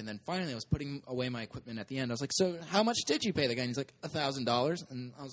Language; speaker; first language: English; native; English